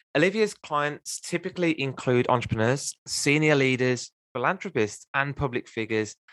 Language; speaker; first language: English; native; English